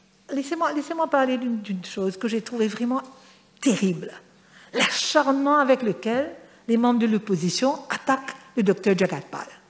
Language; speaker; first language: French; non-native, local second language; Morisyen